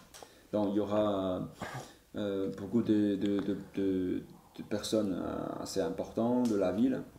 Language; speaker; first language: French; non-native, learner; Chinese